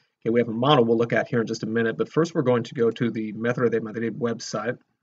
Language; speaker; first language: English; native; English